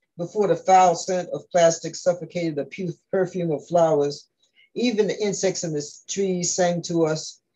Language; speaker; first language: English; early bilingual, other home language; Spanish